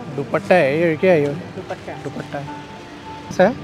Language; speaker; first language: Hindi; non-native, local second language; Marathi